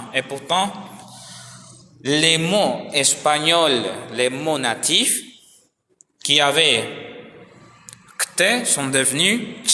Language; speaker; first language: French; non-native, learner; Spanish